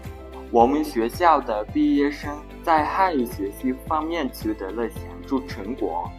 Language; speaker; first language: Chinese; non-native, learner; Mongolian